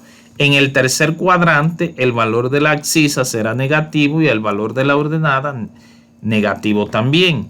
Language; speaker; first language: Spanish; native; Spanish